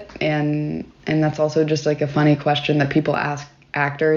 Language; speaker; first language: English; native; English